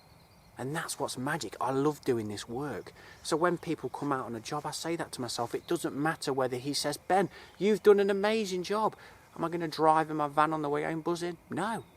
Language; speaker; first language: English; native; English